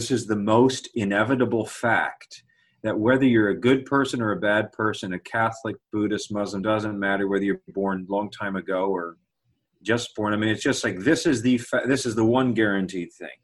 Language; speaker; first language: English; native; English